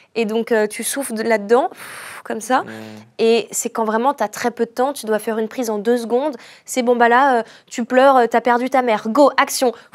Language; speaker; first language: French; native; French